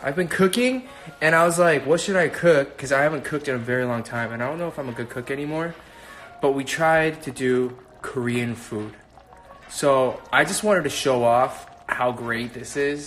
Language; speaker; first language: English; early bilingual, other home language; Korean